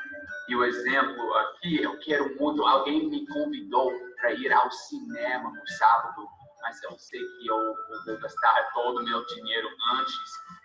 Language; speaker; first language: Portuguese; non-native, fluent; English